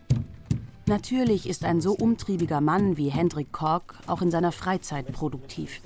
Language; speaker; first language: German; native; German